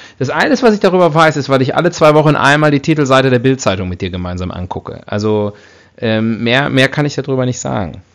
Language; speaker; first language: German; native; German